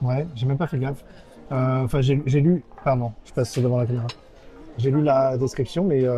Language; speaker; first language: French; native; French